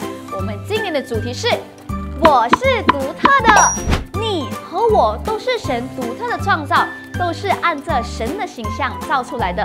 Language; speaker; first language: Chinese; native; Chinese